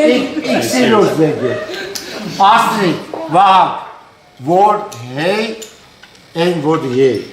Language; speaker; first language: Dutch; non-native, learner; Armenian